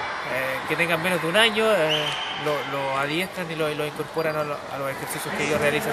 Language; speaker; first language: Spanish; native; Spanish